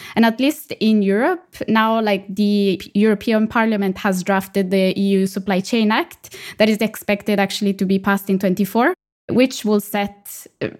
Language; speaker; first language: English; non-native, fluent; Italian